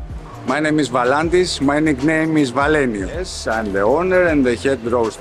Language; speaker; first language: English; non-native, fluent; Greek